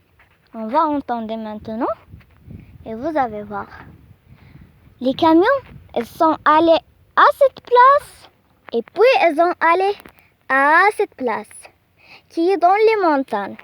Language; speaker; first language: French; non-native, learner; Arabic